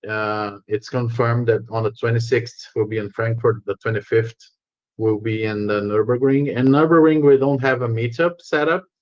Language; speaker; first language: English; non-native, fluent; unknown